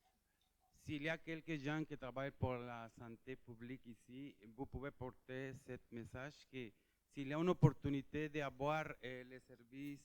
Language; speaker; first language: French; non-native, learner; Spanish